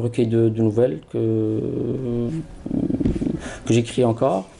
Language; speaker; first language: French; non-native, local second language; Arabic